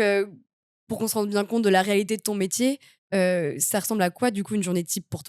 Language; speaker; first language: French; native; French